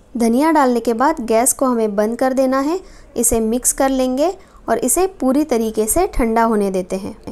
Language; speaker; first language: Hindi; non-native, local second language; Marathi